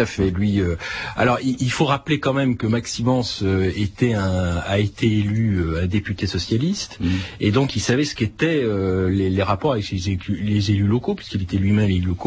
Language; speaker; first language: French; native; French